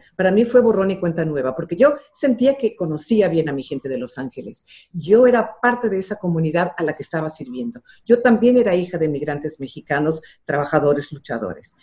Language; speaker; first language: Spanish; native; Spanish